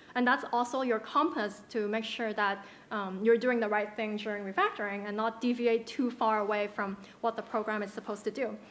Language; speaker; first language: English; non-native, local second language; Cantonese